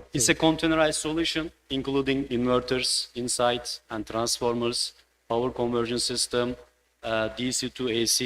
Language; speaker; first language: English; non-native, fluent; Turkish